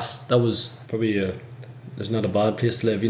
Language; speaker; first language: English; native; English